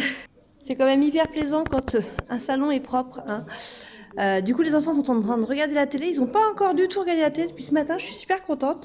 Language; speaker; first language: French; native; French